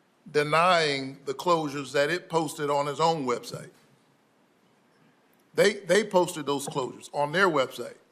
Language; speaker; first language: English; native; English